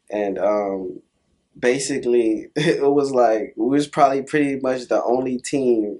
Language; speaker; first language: English; native; English